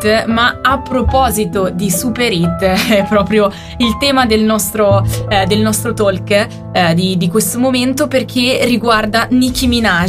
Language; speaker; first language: Italian; native; Italian